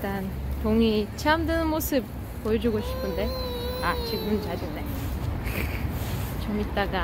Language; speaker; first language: Korean; non-native, fluent; Russian